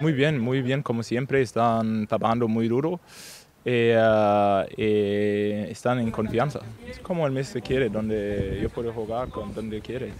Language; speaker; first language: Spanish; non-native, fluent; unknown